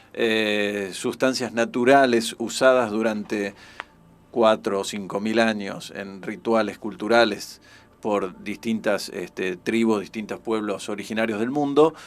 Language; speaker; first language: Spanish; native; Spanish